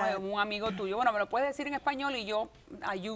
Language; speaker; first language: Spanish; native; Spanish